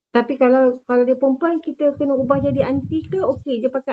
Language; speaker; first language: Malay; native; Malay